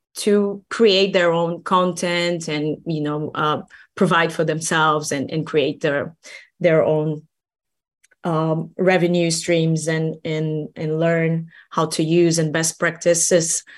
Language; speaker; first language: English; non-native, fluent; Portuguese